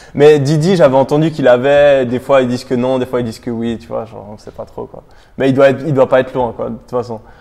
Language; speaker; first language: French; native; French